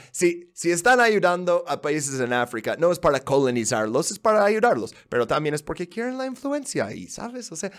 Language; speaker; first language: Spanish; non-native, fluent; English